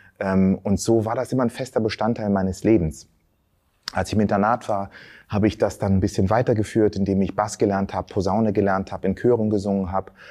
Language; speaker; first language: German; early bilingual, other home language; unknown